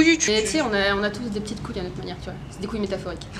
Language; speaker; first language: French; native; French